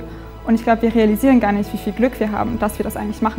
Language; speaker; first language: German; native; German